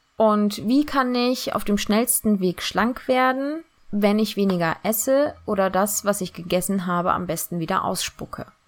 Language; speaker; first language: German; early bilingual, other home language; Turkish